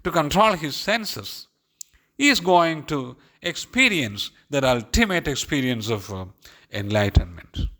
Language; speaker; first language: English; non-native, local second language; Malayalam